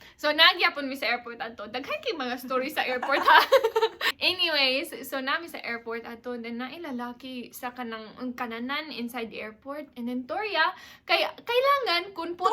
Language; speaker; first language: Cebuano; non-native, local second language; English